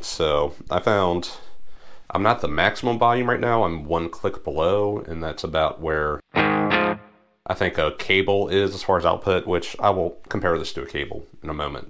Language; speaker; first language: English; native; English